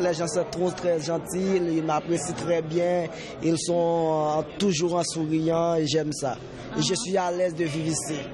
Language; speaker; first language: French; non-native, local second language; Haitian Creole